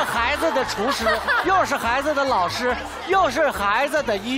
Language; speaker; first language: Chinese; native; Chinese